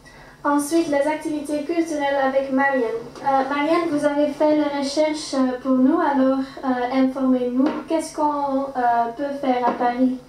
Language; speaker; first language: French; non-native, fluent; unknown